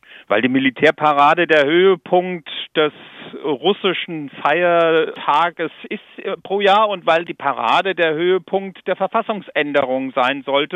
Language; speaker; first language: German; native; German